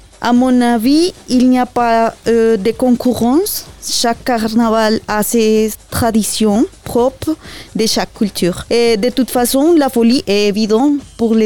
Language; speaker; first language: French; non-native, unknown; Spanish